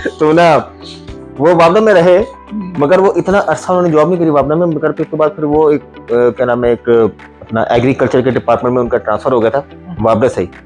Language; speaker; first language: Urdu; native; Urdu